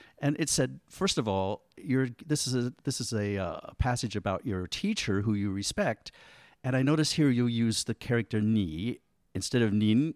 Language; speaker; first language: English; native; English